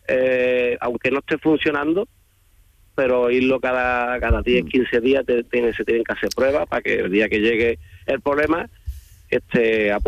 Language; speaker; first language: Spanish; native; Spanish